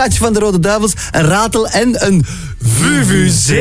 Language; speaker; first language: Dutch; native; Dutch